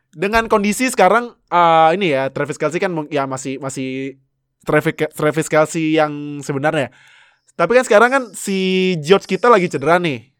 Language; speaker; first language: Indonesian; native; Indonesian